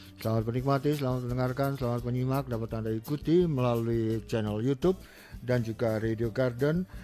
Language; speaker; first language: Indonesian; native; Indonesian